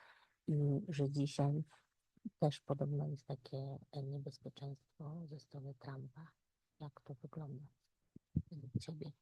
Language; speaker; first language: Polish; non-native, fluent; Spanish